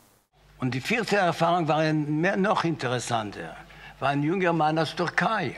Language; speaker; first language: German; non-native, fluent; Yiddish